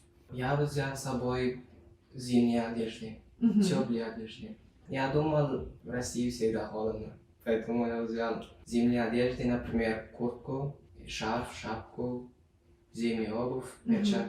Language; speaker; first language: Russian; non-native, learner; Turkmen